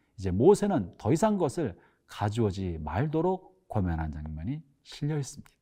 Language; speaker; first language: Korean; native; Korean